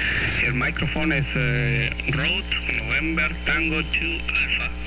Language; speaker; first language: English; non-native, learner; Spanish